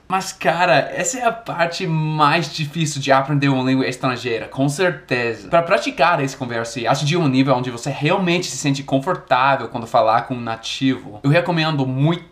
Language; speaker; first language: Portuguese; non-native, fluent; English